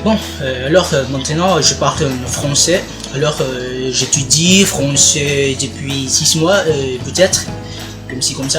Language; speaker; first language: French; non-native, learner; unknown